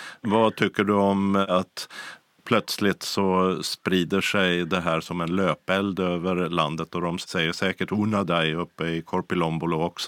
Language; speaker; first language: Swedish; native; Swedish